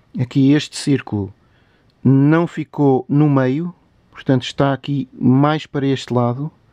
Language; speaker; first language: Portuguese; native; Portuguese